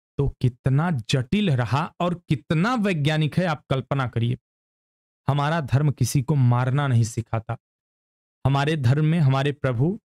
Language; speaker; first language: Hindi; native; Hindi